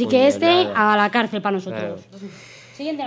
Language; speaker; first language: Spanish; native; Spanish